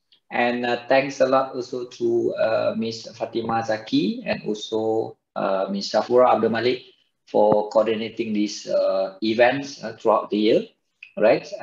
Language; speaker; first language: English; non-native, local second language; Malay